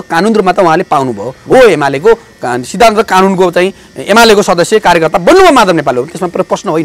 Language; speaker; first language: Nepali; native; Nepali